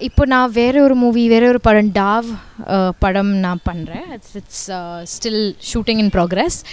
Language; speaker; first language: Tamil; non-native, learner; Malayalam